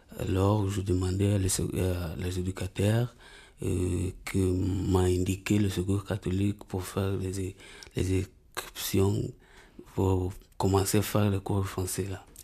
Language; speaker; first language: French; non-native, learner; Portuguese